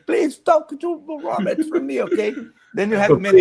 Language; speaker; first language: English; non-native, learner; Portuguese